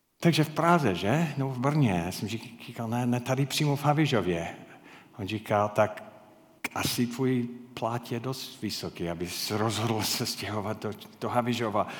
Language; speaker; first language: Czech; non-native, fluent; English